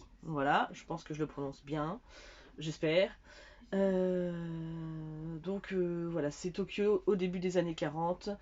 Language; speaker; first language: French; native; French